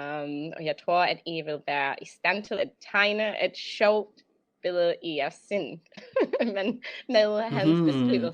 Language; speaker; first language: Danish; non-native, learner; English